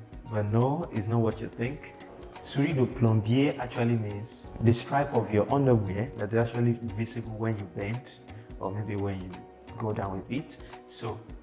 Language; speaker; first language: English; non-native, local second language; Yoruba